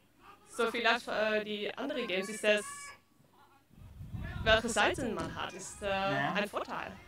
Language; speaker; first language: German; non-native, learner; Dutch